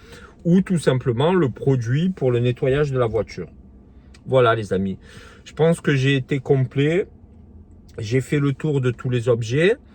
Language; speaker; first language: French; native; French